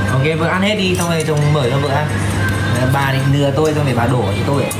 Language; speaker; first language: Vietnamese; native; Vietnamese